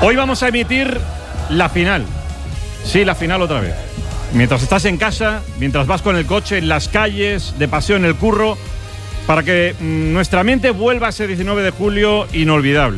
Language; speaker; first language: Spanish; native; Spanish